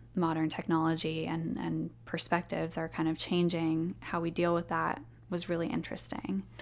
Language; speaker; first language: English; native; English